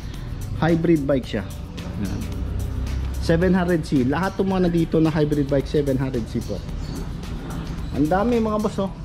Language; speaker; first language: Filipino; native; Filipino